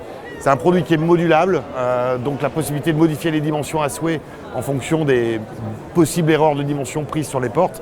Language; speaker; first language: French; native; French